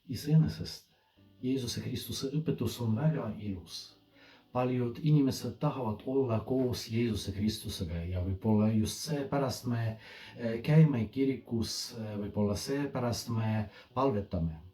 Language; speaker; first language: Estonian; non-native, fluent; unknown